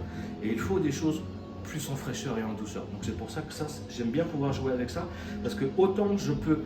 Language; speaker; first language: French; native; French